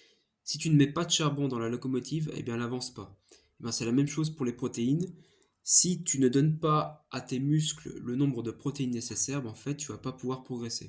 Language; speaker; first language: French; native; French